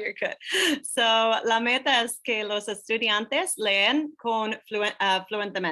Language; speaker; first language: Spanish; non-native, learner; English